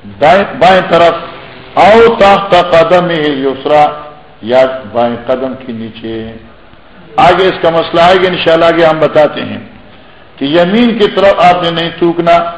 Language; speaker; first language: Urdu; non-native, local second language; Pashto